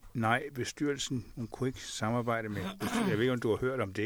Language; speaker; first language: Danish; native; Danish